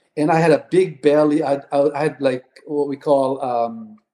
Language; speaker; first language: English; non-native, local second language; Cebuano